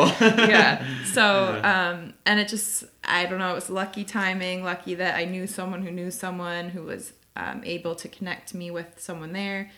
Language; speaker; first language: English; native; English